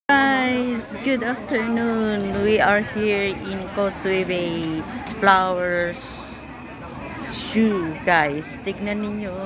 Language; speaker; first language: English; non-native, local second language; Filipino